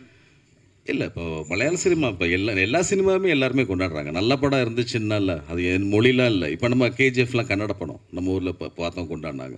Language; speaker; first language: Tamil; native; Tamil